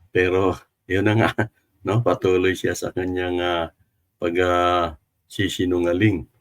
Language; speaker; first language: Filipino; non-native, local second language; Cebuano